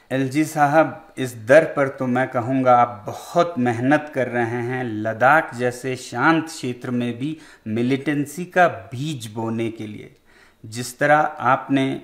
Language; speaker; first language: Hindi; non-native, local second language; Ladakhi